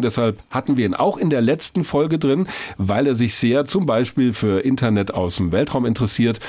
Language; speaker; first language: German; native; German